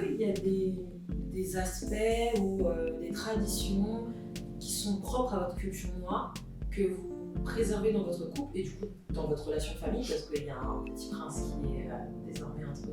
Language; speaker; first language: French; native; French